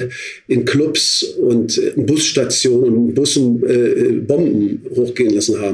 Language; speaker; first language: German; native; German